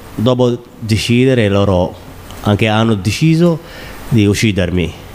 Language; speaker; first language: Italian; non-native, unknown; Somali